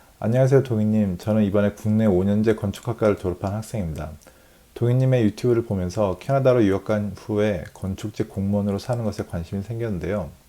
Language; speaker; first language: Korean; native; Korean